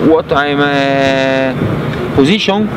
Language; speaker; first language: English; non-native, learner; Italian